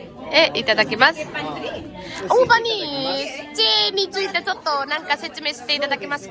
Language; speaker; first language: Japanese; non-native, learner; Nepali